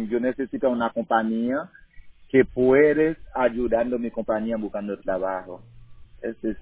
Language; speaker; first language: Spanish; non-native, learner; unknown